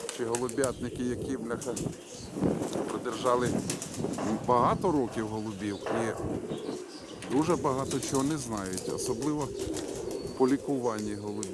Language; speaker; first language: Ukrainian; non-native, local second language; Russian